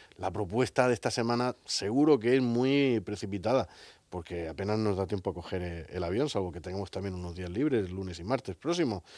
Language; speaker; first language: Spanish; native; Spanish